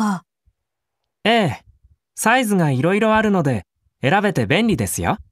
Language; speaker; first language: Japanese; non-native, learner; Filipino